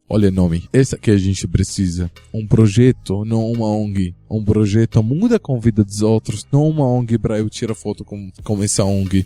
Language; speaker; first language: Portuguese; non-native, learner; Arabic